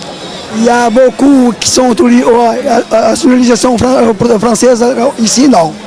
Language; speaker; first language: French; non-native, learner; Portuguese